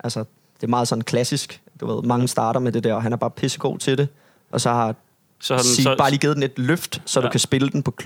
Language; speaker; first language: Danish; native; Danish